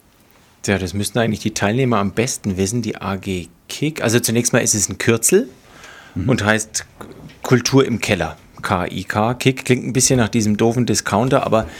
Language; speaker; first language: German; native; German